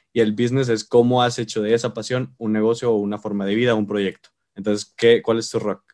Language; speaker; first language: Spanish; native; Spanish